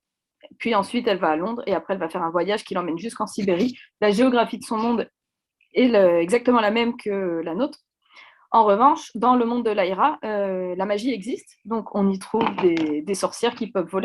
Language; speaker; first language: French; native; French